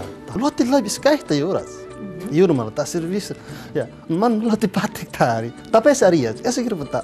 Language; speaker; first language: Latvian; non-native, learner; Nepali